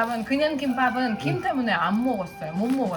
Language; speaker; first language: Korean; non-native, learner; Russian